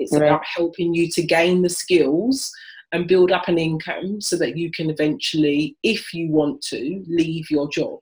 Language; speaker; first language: English; native; English